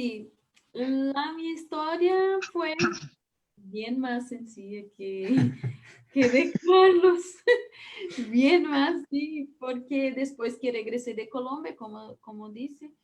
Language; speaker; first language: Spanish; non-native, learner; Portuguese